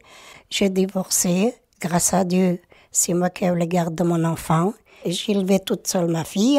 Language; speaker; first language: French; early bilingual, other home language; Portuguese